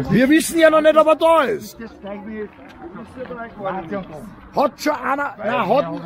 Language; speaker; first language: German; native; German